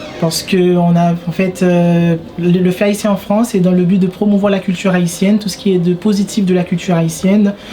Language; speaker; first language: French; non-native, local second language; Haitian Creole